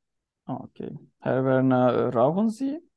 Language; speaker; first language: German; non-native, learner; Turkish